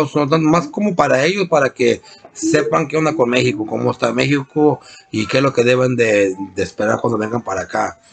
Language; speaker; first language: Spanish; early bilingual, other home language; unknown